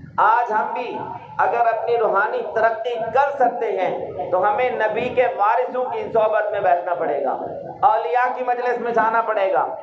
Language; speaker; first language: Urdu; non-native, local second language; Punjabi